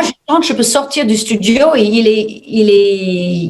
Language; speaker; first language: French; non-native, fluent; English